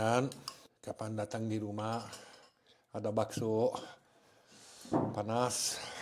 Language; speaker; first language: Indonesian; non-native, learner; French